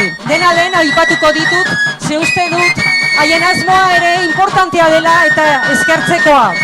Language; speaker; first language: Basque; native; Basque